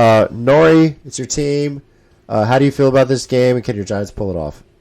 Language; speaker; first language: English; native; English